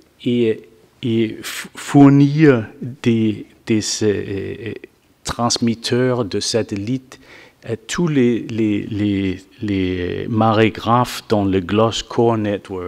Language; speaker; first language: French; non-native, fluent; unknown